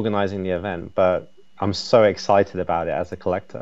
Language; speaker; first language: English; native; English